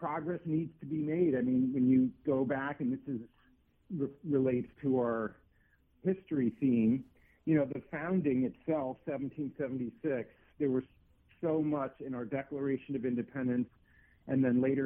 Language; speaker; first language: English; native; English